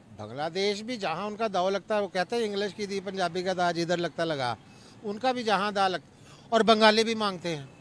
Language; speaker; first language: Urdu; non-native, local second language; Punjabi